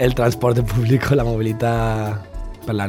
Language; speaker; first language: Italian; non-native, learner; Spanish